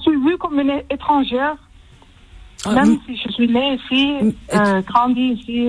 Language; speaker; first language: French; early bilingual, heritage; French